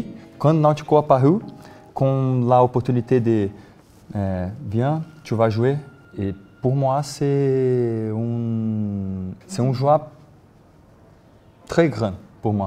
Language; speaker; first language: French; non-native, learner; Portuguese